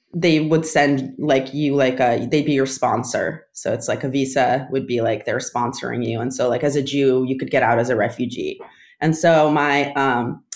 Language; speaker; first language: English; early bilingual, other home language; Russian